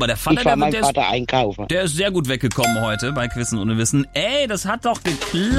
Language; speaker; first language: German; native; German